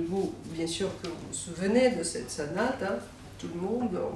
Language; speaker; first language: French; non-native, fluent; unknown